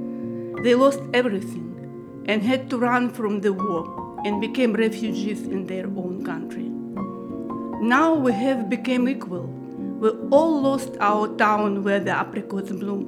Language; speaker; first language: English; non-native, learner; Russian